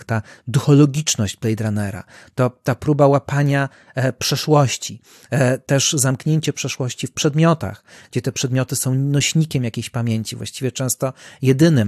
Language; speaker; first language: Polish; native; Polish